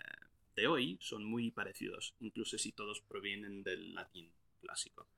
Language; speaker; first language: Spanish; non-native, fluent; English